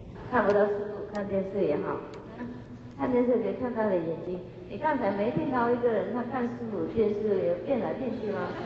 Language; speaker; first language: Chinese; non-native, fluent; Vietnamese